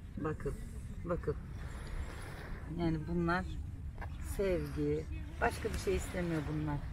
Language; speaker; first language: Turkish; early bilingual, heritage; Turkish